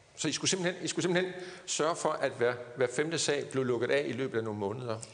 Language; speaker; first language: Danish; native; Danish